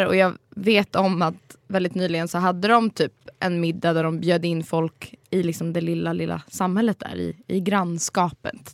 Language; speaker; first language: Swedish; native; Swedish